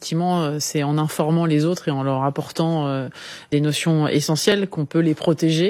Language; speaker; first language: French; native; French